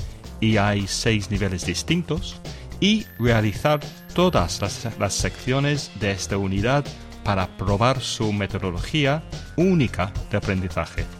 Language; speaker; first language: Spanish; non-native, fluent; English